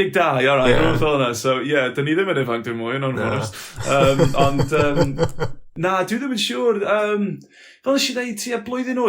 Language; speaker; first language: Welsh; non-native, local second language; English